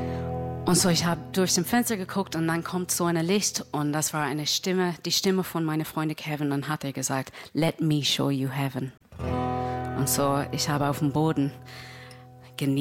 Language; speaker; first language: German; non-native, fluent; English